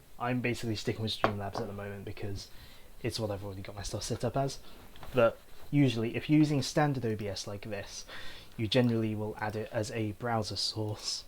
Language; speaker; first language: English; native; English